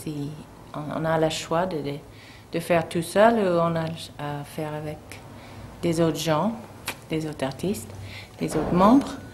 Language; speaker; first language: French; non-native, learner; English